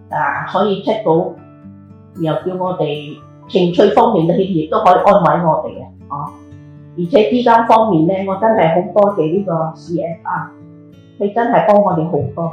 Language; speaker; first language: Cantonese; native; Cantonese